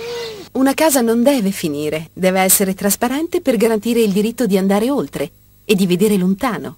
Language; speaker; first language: Italian; native; Italian